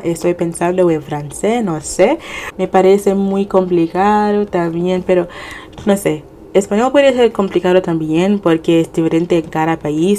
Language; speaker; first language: Spanish; non-native, fluent; English